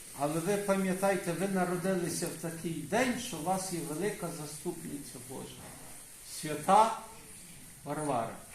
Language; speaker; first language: Ukrainian; native; Ukrainian